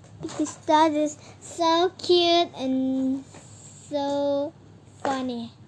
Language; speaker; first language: English; early bilingual, other home language; Indonesian